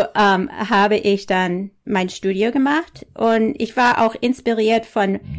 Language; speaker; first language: German; non-native, fluent; English